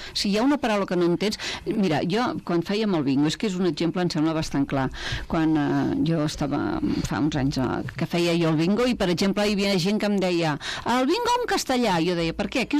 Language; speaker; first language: Catalan; native; Catalan